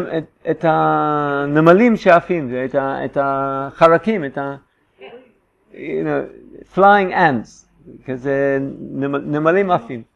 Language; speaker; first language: Hebrew; non-native, fluent; English